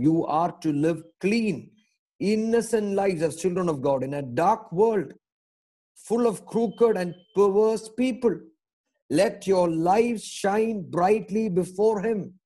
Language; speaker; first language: English; non-native, local second language; Malayalam